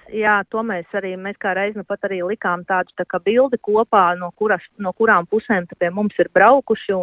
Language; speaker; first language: Latvian; native; Latvian